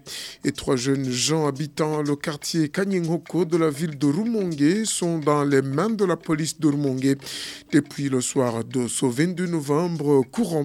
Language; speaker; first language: French; non-native, local second language; Rundi